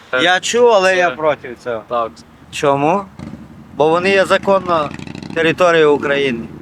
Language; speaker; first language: Ukrainian; native; Ukrainian